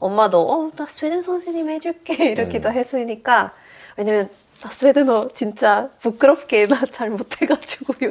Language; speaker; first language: Korean; non-native, fluent; Swedish